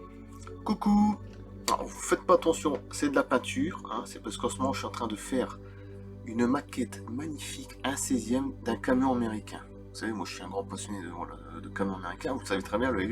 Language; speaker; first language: French; native; French